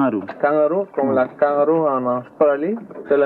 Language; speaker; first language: French; non-native, learner; Danish